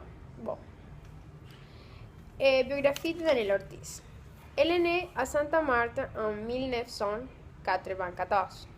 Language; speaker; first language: French; non-native, learner; Spanish